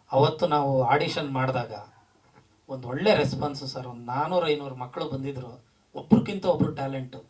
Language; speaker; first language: Kannada; native; Kannada